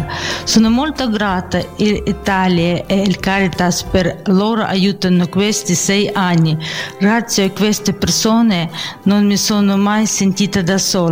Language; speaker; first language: Italian; non-native, fluent; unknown